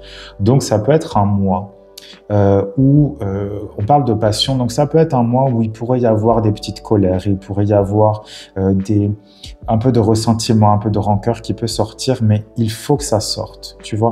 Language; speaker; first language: French; native; French